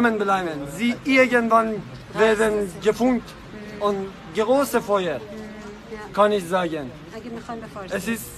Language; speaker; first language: German; non-native, learner; Persian